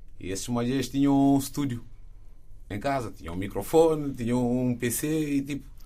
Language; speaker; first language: Portuguese; non-native, fluent; Wolof